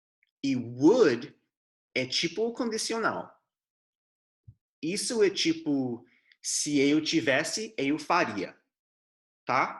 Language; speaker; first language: Portuguese; non-native, fluent; English